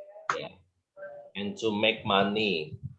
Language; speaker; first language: English; non-native, learner; Indonesian